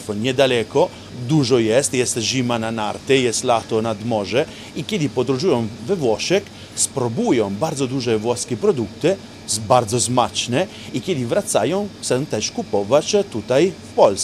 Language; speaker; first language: Polish; non-native, learner; Italian